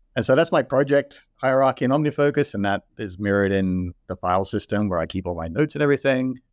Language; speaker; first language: English; native; English